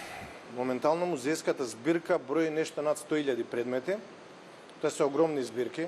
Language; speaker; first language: Macedonian; native; Macedonian